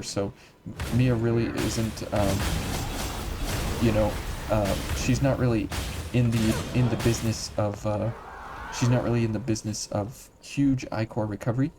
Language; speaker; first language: English; native; English